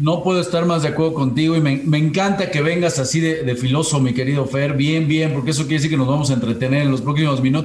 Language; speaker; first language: Spanish; native; Spanish